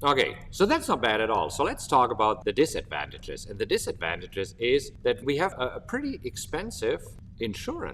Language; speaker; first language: English; non-native, fluent; German